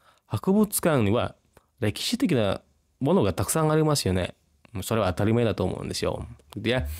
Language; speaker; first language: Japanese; non-native, fluent; Indonesian